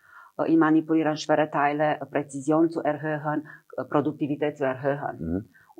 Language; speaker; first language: German; non-native, fluent; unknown